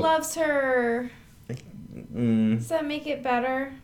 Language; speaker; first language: English; native; English